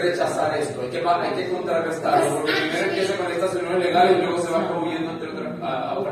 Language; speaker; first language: Spanish; native; Spanish